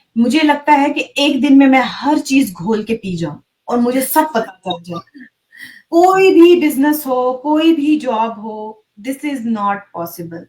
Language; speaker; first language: Urdu; native; Urdu